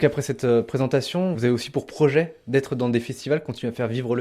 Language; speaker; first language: French; native; French